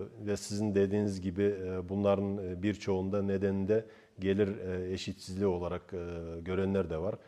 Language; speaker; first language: Turkish; non-native, fluent; Kazakh